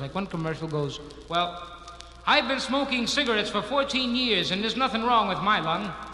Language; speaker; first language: English; native; English